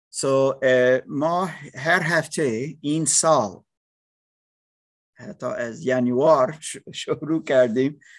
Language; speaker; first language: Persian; non-native, learner; English